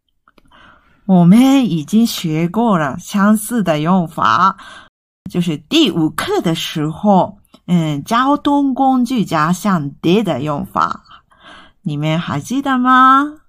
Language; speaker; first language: Chinese; non-native, fluent; Japanese